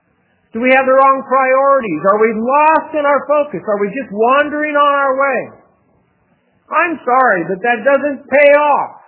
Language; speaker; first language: English; native; English